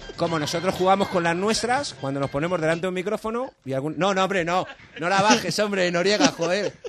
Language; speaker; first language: Spanish; native; Spanish